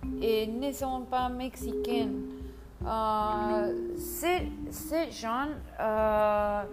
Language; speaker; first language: French; non-native, learner; Spanish